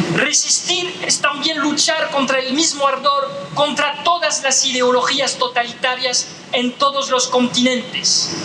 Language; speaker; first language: Spanish; non-native, fluent; French